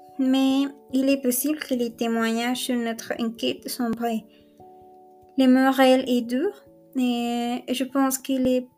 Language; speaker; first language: French; non-native, learner; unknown